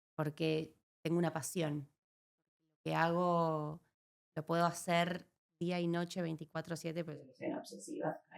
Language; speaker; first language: Spanish; native; Spanish